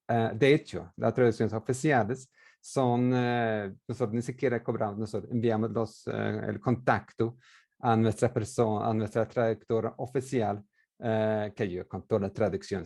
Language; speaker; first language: Spanish; non-native, fluent; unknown